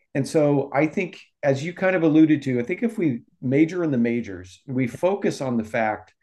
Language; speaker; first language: English; native; English